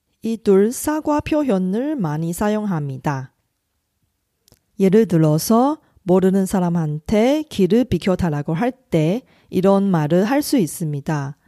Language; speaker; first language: Korean; non-native, fluent; Chinese